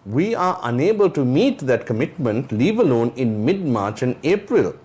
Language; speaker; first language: English; non-native, local second language; Sinhala